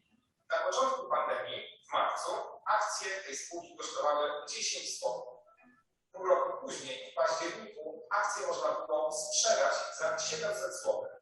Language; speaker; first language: Polish; native; Polish